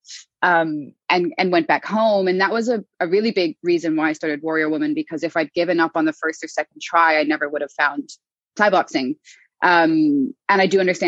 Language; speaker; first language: English; native; English